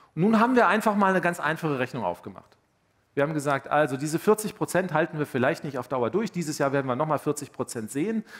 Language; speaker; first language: German; native; German